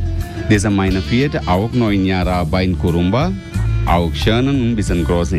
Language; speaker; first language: German; non-native, learner; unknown